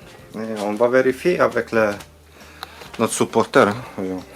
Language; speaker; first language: French; non-native, learner; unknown